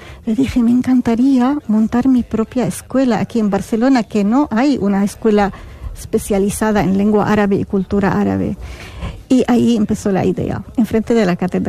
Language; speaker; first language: Spanish; non-native, fluent; Arabic